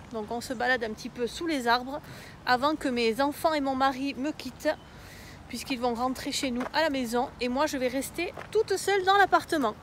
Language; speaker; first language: French; native; French